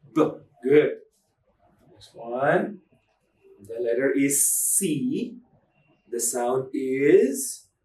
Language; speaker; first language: English; non-native, local second language; Bangla